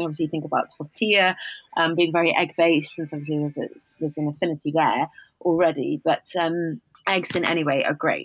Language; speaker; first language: English; native; English